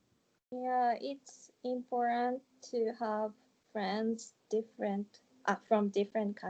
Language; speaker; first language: English; non-native, learner; Japanese